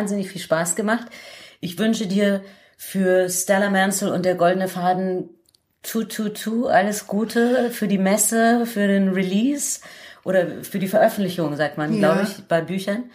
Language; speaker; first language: German; native; German